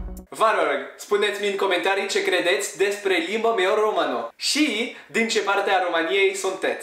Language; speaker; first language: Romanian; non-native, learner; French